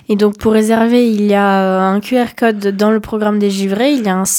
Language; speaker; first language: French; native; French